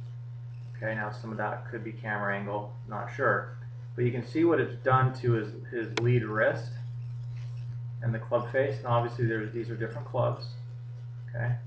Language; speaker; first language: English; native; English